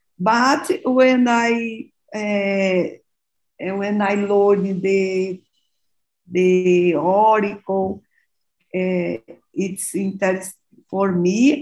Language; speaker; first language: English; non-native, learner; Portuguese